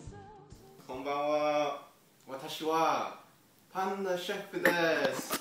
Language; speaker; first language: Japanese; non-native, learner; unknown